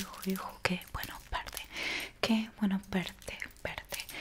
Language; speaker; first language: Spanish; native; Spanish